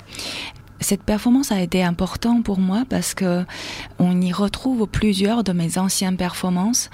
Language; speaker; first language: French; non-native, fluent; Chinese